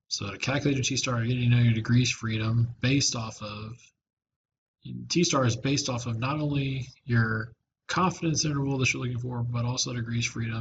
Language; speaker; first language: English; native; English